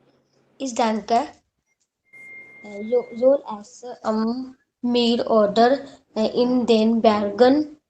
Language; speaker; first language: German; non-native, learner; Hindi